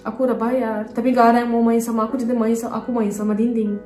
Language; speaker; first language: Indonesian; non-native, fluent; Turkish